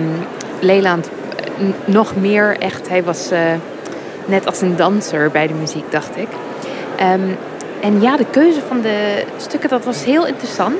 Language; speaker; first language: Dutch; non-native, fluent; English